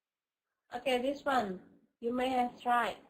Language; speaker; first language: English; non-native, fluent; Indonesian